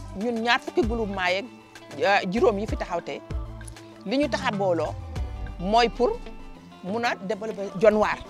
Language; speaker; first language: Wolof; non-native, local second language; Serer